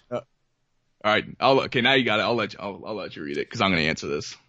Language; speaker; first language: English; native; English